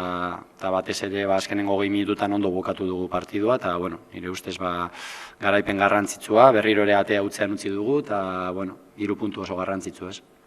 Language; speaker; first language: Basque; native; Basque